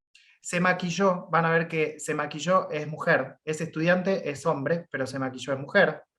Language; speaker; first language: Spanish; native; Spanish